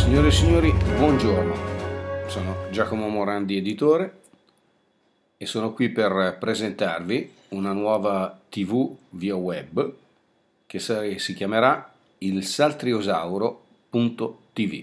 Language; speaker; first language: Italian; native; Italian